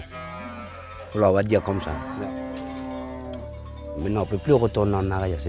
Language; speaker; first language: French; non-native, local second language; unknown